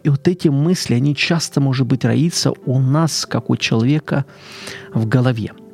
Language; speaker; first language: Russian; native; Russian